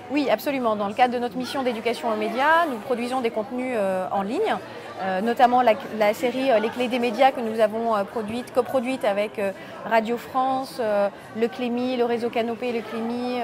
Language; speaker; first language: French; native; French